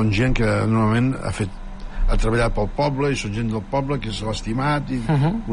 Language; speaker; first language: Catalan; native; Catalan